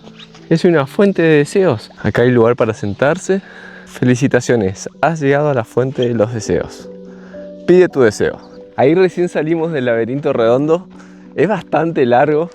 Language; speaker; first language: Spanish; native; Spanish